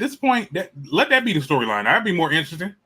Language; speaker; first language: English; native; English